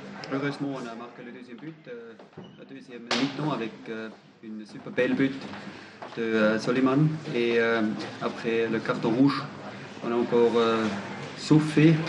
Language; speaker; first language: French; non-native, fluent; German